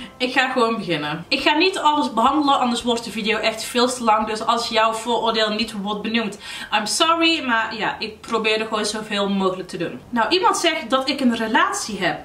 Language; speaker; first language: Dutch; early bilingual, other home language; Arabic